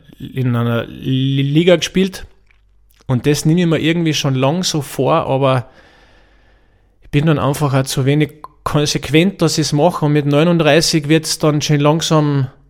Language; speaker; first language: German; native; German